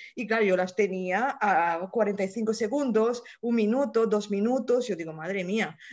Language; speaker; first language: Spanish; non-native, fluent; Romanian